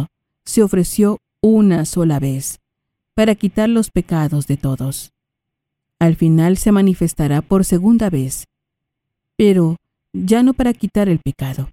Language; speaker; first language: Spanish; native; Spanish